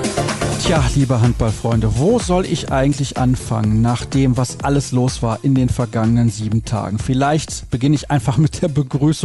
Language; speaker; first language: German; native; German